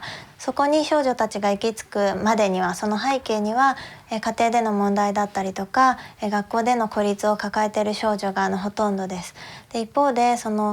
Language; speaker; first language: Japanese; native; Japanese